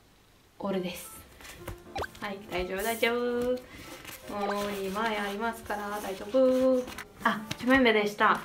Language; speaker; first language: Japanese; non-native, learner; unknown